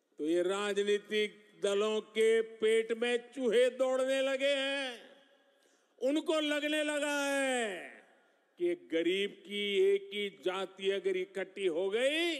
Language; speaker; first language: Hindi; non-native, local second language; Gujarati